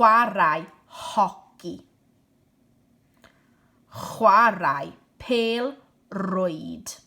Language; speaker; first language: Welsh; non-native, local second language; English